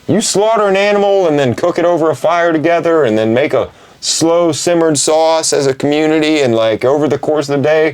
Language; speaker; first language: English; native; English